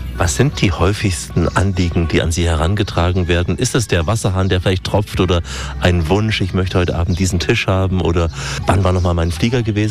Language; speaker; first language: German; native; German